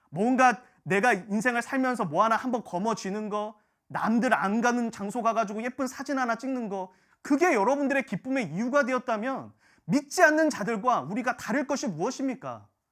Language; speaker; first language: Korean; native; Korean